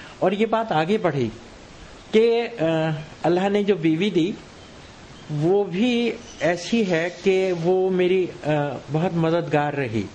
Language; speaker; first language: Urdu; native; Urdu